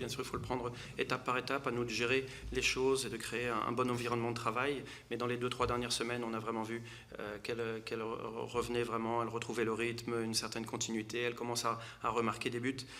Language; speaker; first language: French; native; French